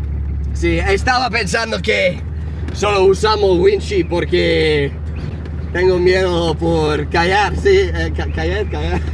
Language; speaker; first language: Spanish; non-native, learner; English